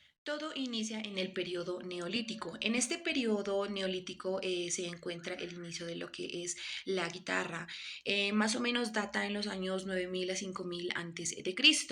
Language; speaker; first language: Spanish; native; Spanish